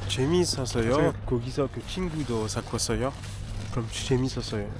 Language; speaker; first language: Korean; non-native, learner; French